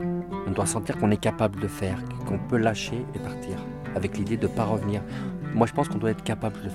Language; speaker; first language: French; early bilingual, other home language; Arabic